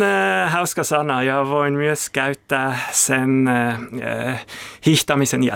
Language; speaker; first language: Finnish; non-native, learner; German